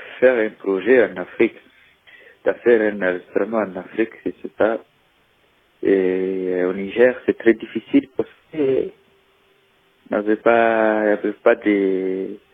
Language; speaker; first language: French; non-native, local second language; Tamasheq